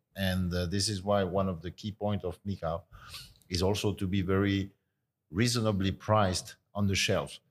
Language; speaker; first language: English; non-native, fluent; French